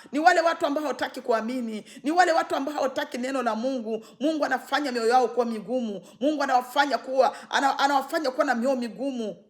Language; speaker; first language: Swahili; native; Swahili